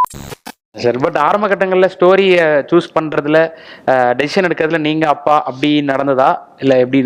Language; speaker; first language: Tamil; native; Tamil